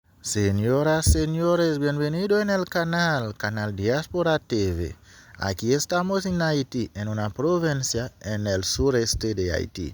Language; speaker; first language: Spanish; non-native, learner; Haitian Creole